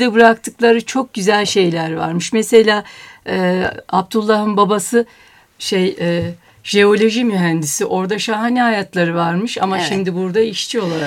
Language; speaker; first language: Turkish; native; Turkish